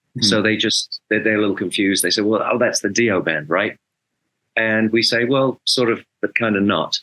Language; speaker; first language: English; native; English